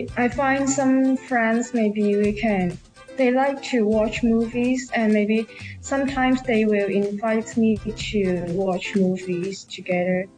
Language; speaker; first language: English; non-native, local second language; Cantonese